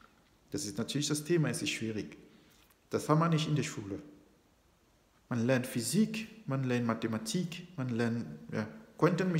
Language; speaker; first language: German; non-native, fluent; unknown